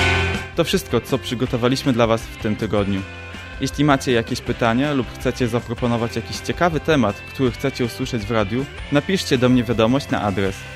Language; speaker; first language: Polish; native; Polish